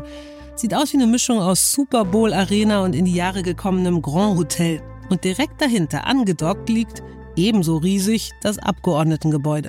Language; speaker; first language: German; native; German